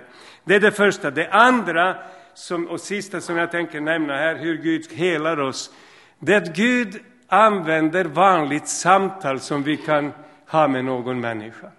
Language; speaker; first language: Swedish; non-native, fluent; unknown